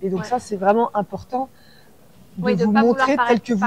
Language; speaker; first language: French; native; French